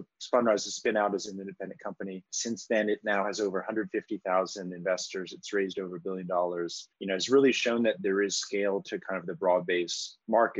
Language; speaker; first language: English; native; English